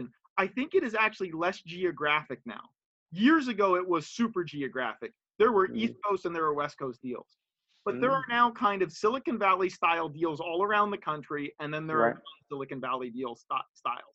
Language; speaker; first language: English; native; English